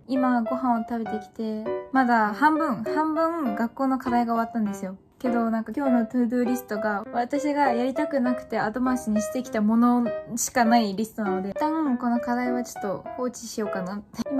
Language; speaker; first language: Japanese; native; Japanese